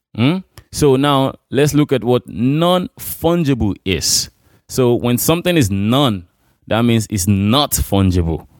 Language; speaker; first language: English; non-native, local second language; Igbo